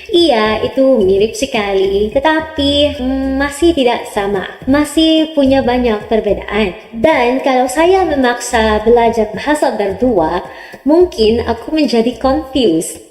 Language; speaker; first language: Indonesian; non-native, learner; Filipino